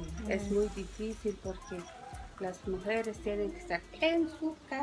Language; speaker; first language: Spanish; non-native, local second language; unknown